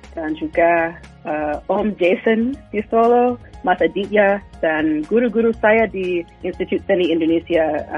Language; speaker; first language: Indonesian; non-native, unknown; English